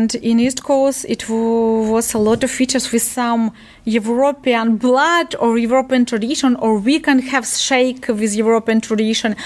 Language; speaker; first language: English; non-native, learner; Ukrainian